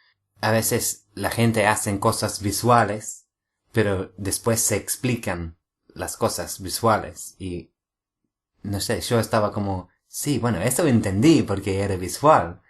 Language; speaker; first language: Spanish; non-native, fluent; English